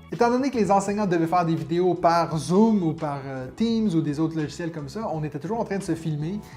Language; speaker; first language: French; native; French